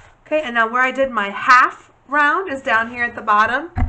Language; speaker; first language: English; native; English